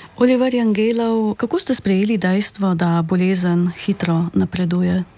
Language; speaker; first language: Slovenian; native; Slovenian